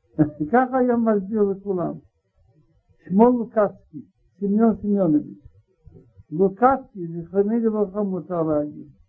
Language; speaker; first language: Hebrew; non-native, learner; Russian